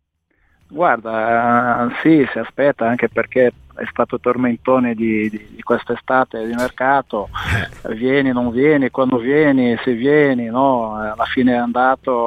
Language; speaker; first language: Italian; non-native, fluent; Portuguese